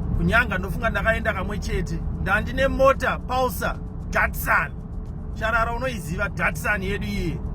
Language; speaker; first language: Shona; non-native, local second language; English